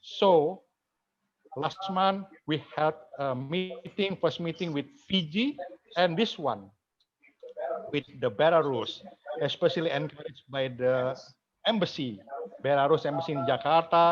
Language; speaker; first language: English; non-native, fluent; Indonesian